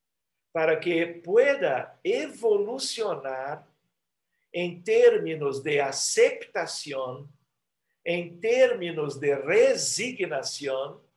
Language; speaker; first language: Spanish; non-native, fluent; Portuguese